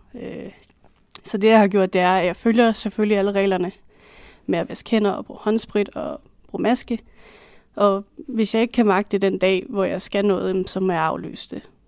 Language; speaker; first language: Danish; native; Danish